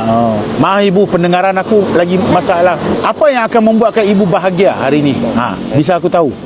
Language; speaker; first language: Malay; native; Malay